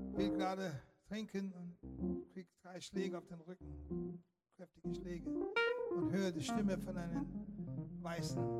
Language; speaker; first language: German; non-native, fluent; English